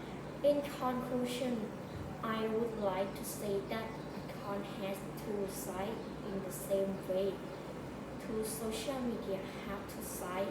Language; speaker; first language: English; non-native, learner; Thai